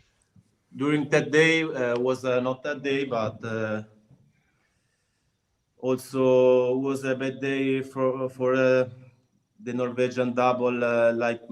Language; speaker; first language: English; non-native, learner; Italian